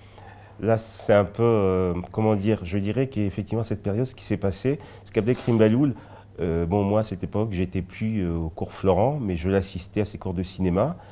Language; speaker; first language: French; early bilingual, other home language; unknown